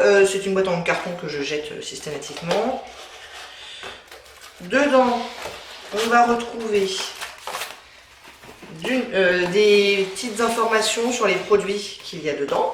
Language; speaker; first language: French; native; French